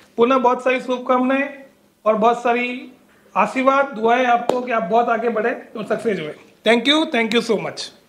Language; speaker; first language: Hindi; non-native, local second language; Gujarati